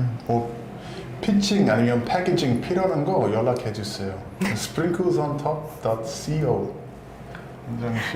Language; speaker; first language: Korean; non-native, learner; English